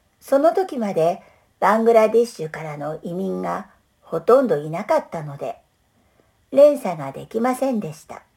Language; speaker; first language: Japanese; non-native, fluent; English